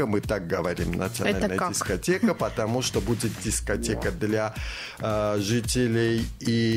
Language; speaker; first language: Russian; non-native, fluent; Armenian